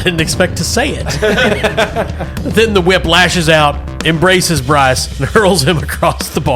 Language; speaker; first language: English; native; English